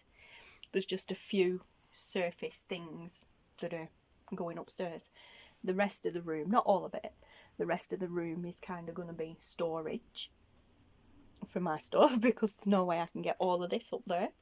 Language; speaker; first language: English; native; English